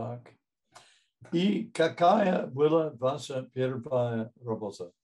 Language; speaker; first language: Russian; non-native, fluent; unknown